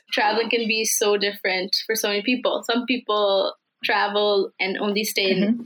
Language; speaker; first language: English; non-native, local second language; Nepali